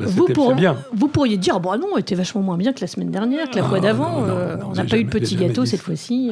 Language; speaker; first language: French; native; French